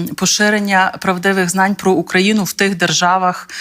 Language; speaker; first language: Ukrainian; native; Ukrainian